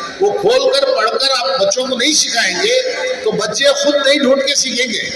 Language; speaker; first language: Urdu; native; Urdu